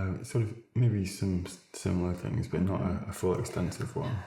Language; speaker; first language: English; native; English